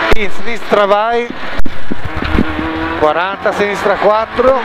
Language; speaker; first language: Italian; native; Italian